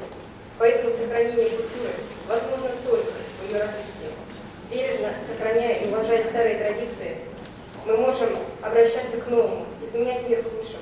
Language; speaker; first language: Russian; native; Russian